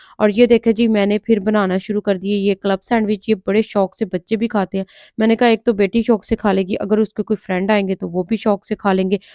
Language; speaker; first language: Urdu; non-native, local second language; Punjabi